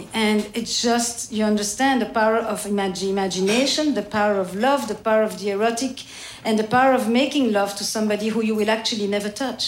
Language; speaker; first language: English; non-native, fluent; French